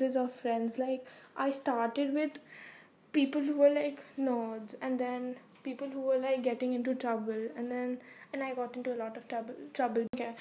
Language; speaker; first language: English; non-native, local second language; Hindi